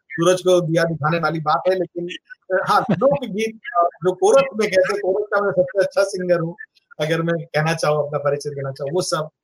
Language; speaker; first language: Hindi; non-native, local second language; Marathi